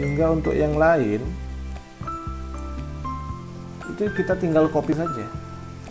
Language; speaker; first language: Indonesian; native; Indonesian